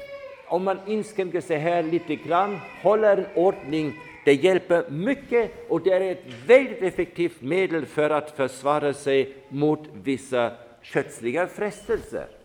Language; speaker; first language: Swedish; non-native, fluent; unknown